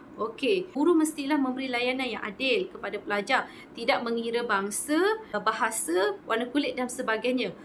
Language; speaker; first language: Malay; native; Malay